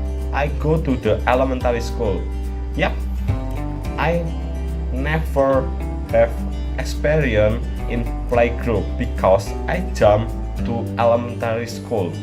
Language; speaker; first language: English; non-native, learner; Indonesian